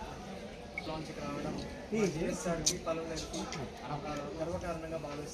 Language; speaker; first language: Telugu; native; Telugu